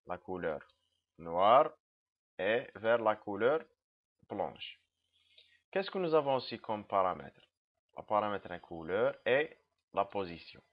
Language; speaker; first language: French; non-native, local second language; Arabic